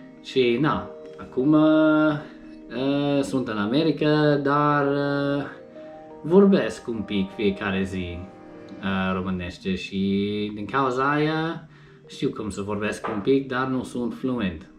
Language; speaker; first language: Romanian; non-native, learner; English